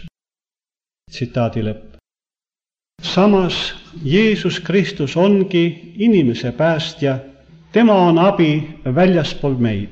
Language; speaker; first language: Estonian; native; Estonian